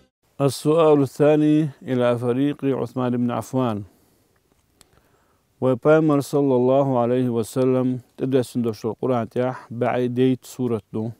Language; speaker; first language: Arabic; non-native, fluent; Chechen